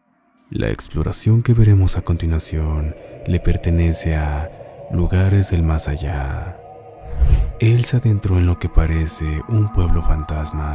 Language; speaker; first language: Spanish; native; Spanish